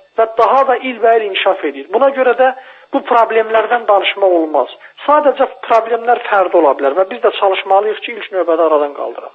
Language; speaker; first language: Azerbaijani; native; Azerbaijani